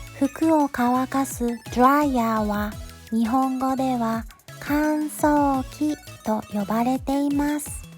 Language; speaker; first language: Japanese; native; Japanese